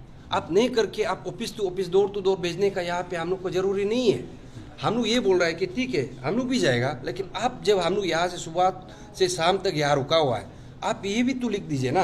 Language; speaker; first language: Hindi; non-native, local second language; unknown